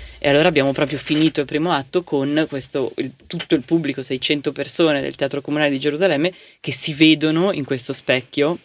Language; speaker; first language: Italian; native; Italian